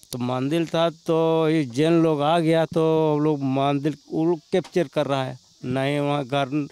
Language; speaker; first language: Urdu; non-native, local second language; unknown